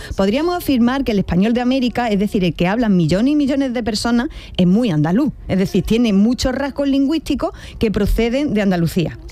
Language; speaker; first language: Spanish; native; Spanish